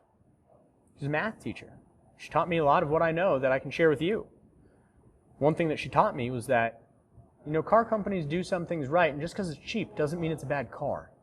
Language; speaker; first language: English; native; English